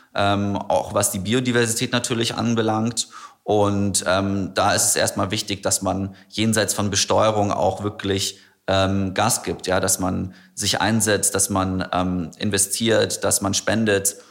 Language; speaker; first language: German; native; German